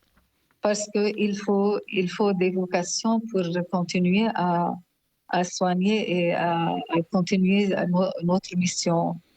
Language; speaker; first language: French; non-native, local second language; Arabic